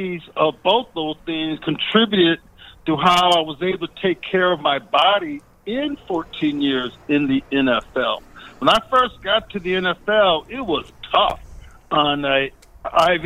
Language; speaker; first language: English; native; English